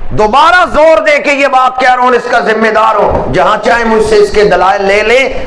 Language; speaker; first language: Urdu; non-native, local second language; Punjabi